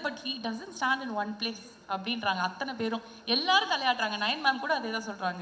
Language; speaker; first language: Tamil; native; Tamil